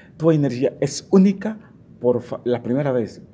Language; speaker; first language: Spanish; non-native, fluent; Portuguese